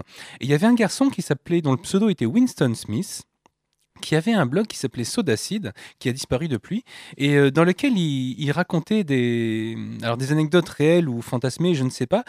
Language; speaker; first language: French; native; French